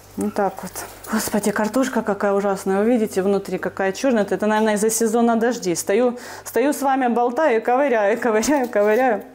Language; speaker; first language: Russian; native; Russian